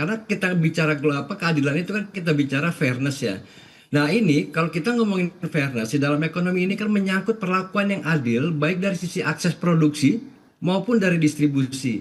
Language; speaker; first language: Indonesian; native; Indonesian